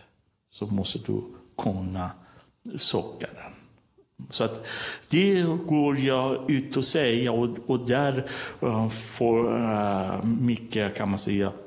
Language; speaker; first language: Swedish; non-native, learner; Persian